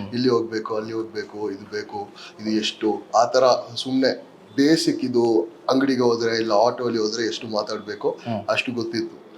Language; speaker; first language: Kannada; non-native, local second language; English